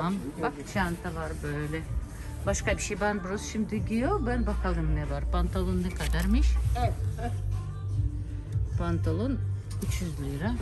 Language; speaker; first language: Turkish; non-native, learner; Russian